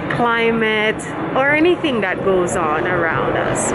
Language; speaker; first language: English; native; English